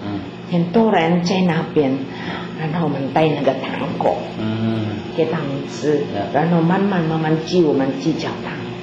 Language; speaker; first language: Chinese; non-native, learner; Filipino